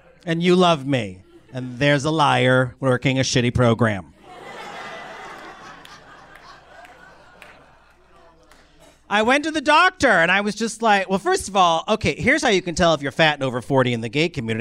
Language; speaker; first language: English; native; English